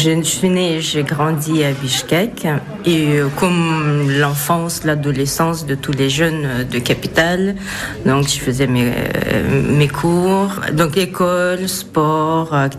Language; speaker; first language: French; non-native, fluent; Russian